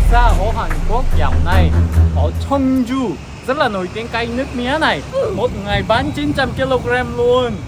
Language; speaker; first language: Vietnamese; non-native, fluent; Korean